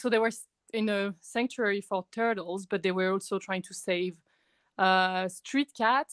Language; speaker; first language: English; non-native, fluent; French